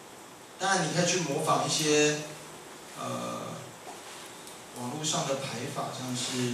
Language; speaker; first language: Chinese; native; Chinese